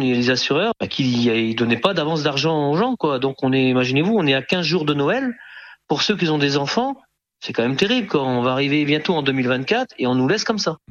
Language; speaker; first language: French; native; French